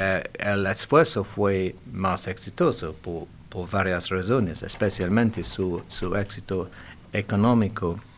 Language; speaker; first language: Spanish; non-native, fluent; English